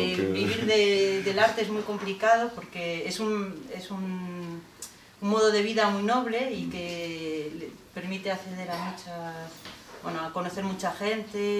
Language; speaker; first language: French; non-native, fluent; Spanish